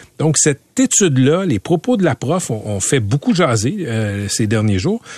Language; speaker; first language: French; native; French